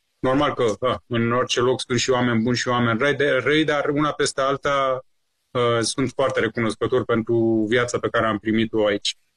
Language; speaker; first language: Romanian; early bilingual, other home language; Persian